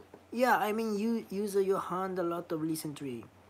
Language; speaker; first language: English; non-native, fluent; Japanese